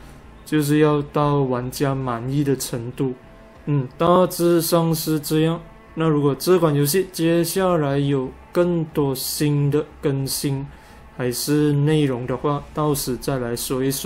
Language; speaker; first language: Chinese; native; Chinese